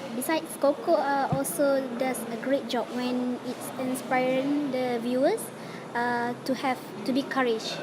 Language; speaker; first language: English; non-native, learner; Malay